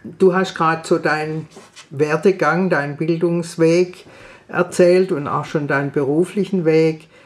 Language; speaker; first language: German; native; German